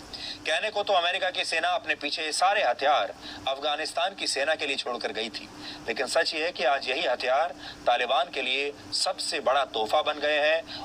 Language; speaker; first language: Hindi; native; Hindi